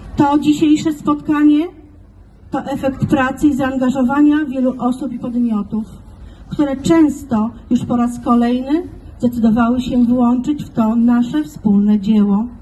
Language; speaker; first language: Polish; native; Polish